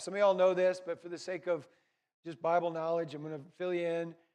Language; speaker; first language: English; native; English